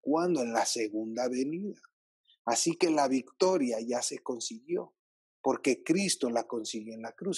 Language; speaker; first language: Spanish; native; Spanish